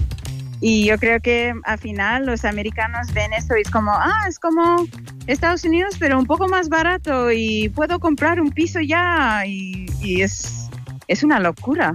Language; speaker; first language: Spanish; non-native, fluent; English